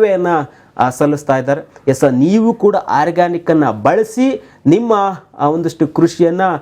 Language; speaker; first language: Kannada; native; Kannada